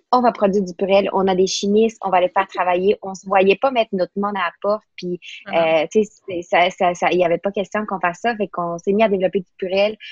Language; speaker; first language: French; non-native, fluent; Spanish